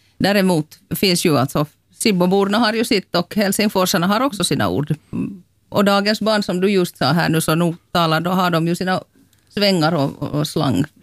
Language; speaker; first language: Swedish; native; Swedish